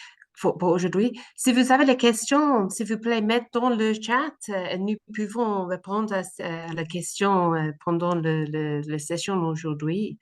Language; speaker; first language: French; non-native, learner; English